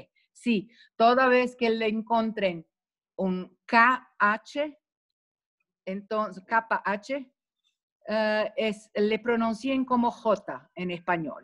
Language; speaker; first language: Spanish; non-native, fluent; Portuguese